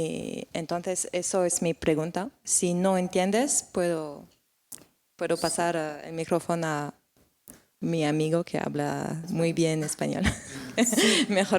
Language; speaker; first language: Spanish; non-native, learner; French